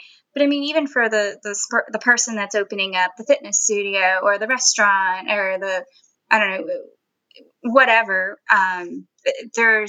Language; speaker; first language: English; early bilingual, other home language; Spanish